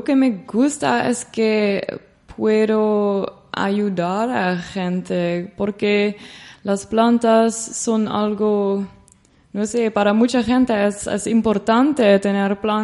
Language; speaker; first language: Spanish; non-native, learner; Dutch